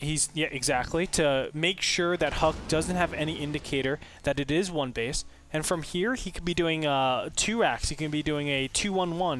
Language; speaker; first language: English; native; English